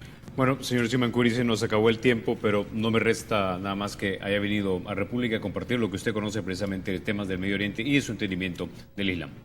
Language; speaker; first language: Spanish; native; Spanish